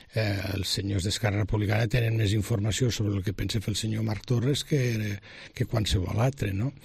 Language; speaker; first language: Catalan; native; Catalan